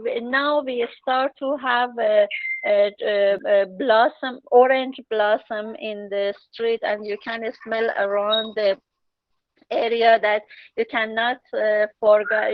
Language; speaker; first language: English; non-native, learner; Persian